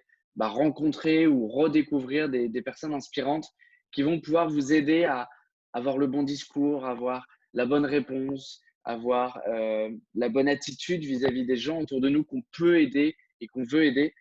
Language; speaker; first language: French; native; French